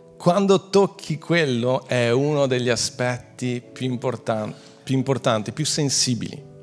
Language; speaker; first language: Italian; native; Italian